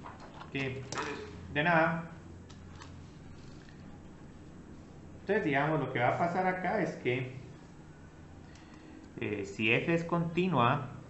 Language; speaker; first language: Spanish; native; Spanish